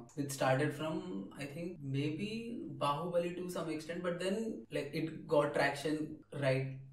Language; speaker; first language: English; non-native, local second language; Telugu